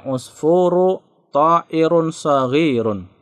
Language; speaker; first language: Arabic; non-native, fluent; Indonesian